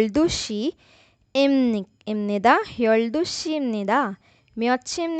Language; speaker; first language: Korean; non-native, fluent; Urdu